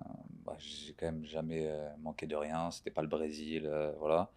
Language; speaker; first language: French; native; French